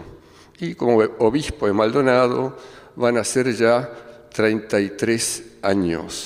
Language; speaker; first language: Spanish; early bilingual, other home language; German